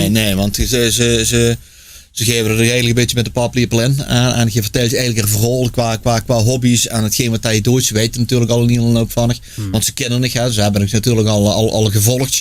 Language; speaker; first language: Dutch; native; Dutch